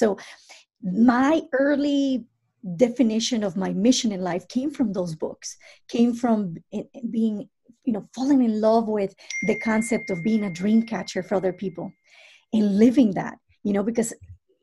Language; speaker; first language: English; non-native, fluent; Spanish